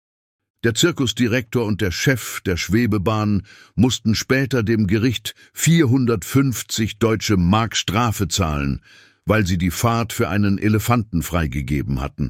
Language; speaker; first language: German; native; German